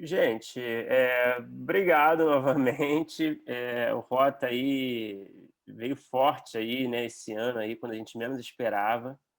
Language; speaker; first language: Portuguese; native; Portuguese